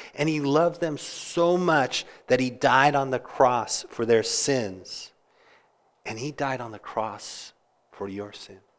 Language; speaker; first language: English; native; English